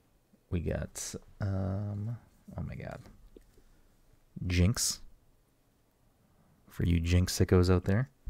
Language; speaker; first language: English; native; English